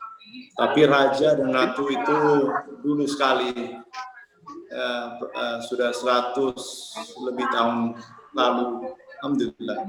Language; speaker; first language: Indonesian; early bilingual, heritage; English